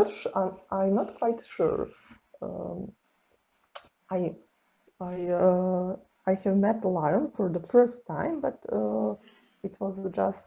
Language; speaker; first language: English; non-native, learner; Serbian